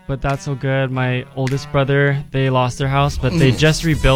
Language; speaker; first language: English; native; English